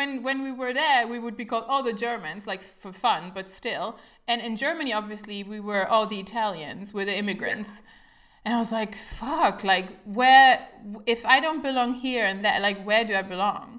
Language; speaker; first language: English; non-native, fluent; German